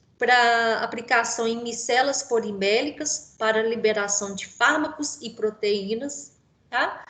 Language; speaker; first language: Portuguese; native; Portuguese